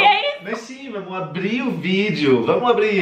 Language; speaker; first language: Portuguese; non-native, fluent; French